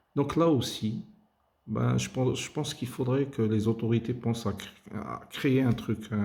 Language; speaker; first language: French; non-native, local second language; Arabic